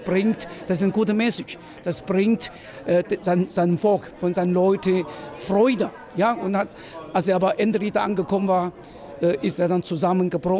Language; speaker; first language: German; non-native, fluent; Chinese